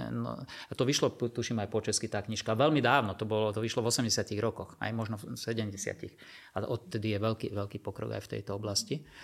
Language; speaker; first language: Slovak; non-native, local second language; Hungarian